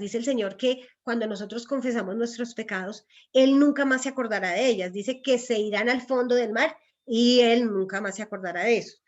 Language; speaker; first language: Spanish; native; Spanish